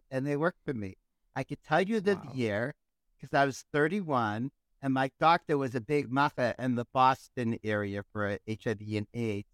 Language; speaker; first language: English; native; English